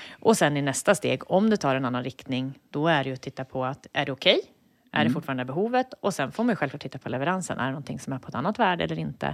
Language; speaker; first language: Swedish; native; Swedish